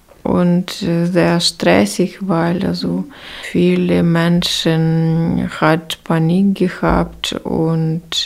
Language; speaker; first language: German; non-native, learner; Ukrainian